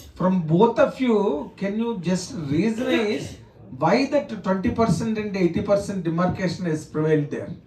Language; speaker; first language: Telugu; native; Telugu